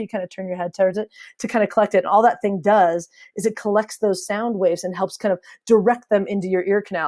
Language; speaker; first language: English; native; English